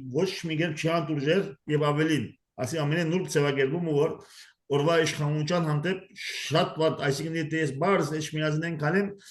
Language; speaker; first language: Armenian; early bilingual, heritage; Armenian